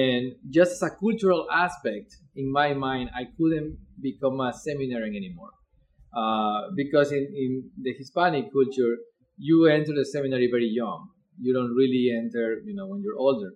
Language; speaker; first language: English; non-native, fluent; Spanish